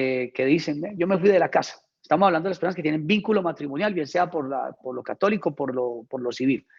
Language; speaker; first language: Spanish; native; Spanish